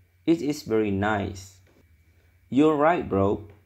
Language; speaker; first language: English; non-native, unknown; Indonesian